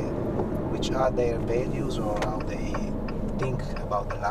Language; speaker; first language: English; non-native, learner; Italian